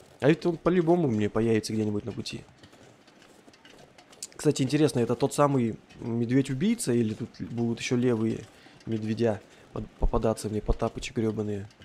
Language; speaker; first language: Russian; native; Russian